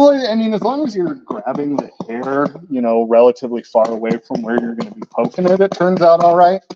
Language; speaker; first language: English; native; English